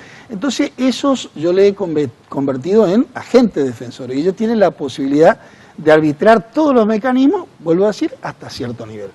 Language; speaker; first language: Spanish; native; Spanish